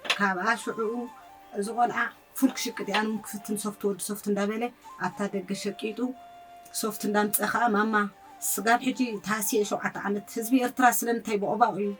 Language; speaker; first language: Tigrinya; native; Tigrinya